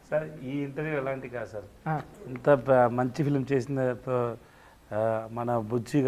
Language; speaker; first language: Telugu; non-native, learner; Tamil